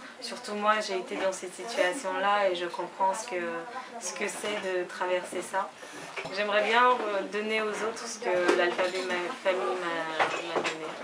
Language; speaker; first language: French; non-native, fluent; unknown